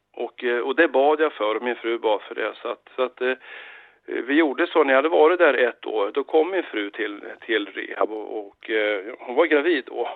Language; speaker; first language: Swedish; native; Swedish